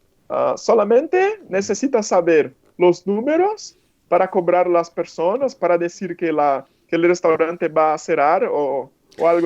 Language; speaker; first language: Spanish; non-native, fluent; Portuguese